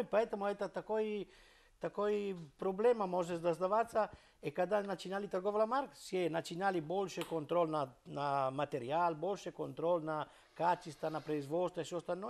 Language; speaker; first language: Russian; non-native, learner; Italian